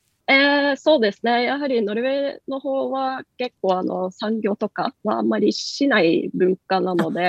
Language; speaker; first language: Japanese; non-native, fluent; Norwegian